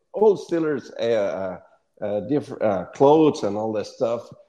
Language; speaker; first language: English; non-native, fluent; Spanish